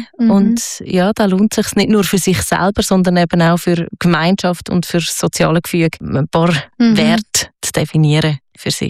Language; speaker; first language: German; native; German